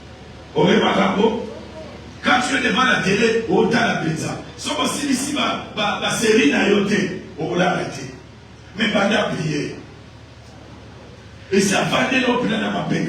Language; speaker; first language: French; non-native, local second language; Lingala